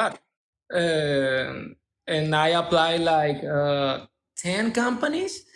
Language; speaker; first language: English; non-native, learner; Spanish